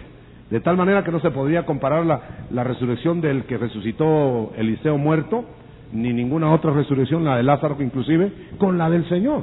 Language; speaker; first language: Spanish; native; Spanish